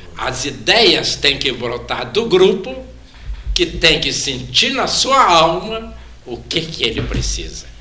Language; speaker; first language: Portuguese; native; Portuguese